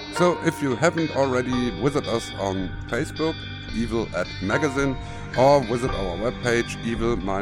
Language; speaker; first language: English; non-native, fluent; German